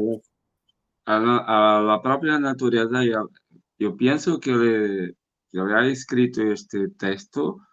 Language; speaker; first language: Spanish; non-native, learner; Portuguese